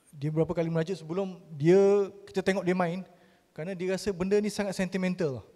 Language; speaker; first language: Malay; native; Malay